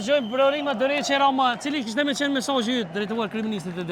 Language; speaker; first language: Albanian; native; Albanian